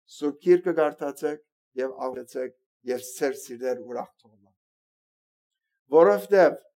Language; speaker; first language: Armenian; early bilingual, heritage; Armenian